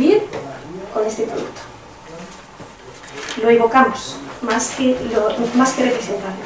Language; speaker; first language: Spanish; non-native, fluent; French